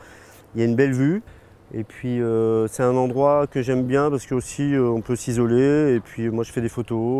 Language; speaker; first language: French; native; French